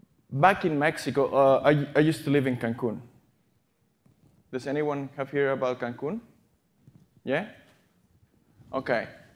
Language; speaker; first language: English; non-native, fluent; Spanish